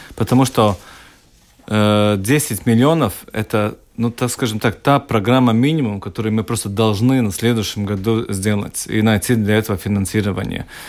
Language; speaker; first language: Russian; non-native, local second language; Latvian